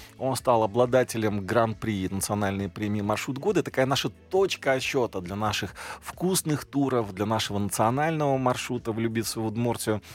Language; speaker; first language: Russian; native; Russian